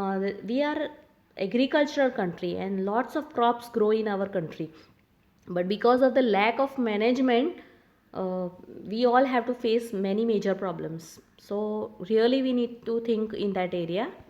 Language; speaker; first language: English; non-native, local second language; Hindi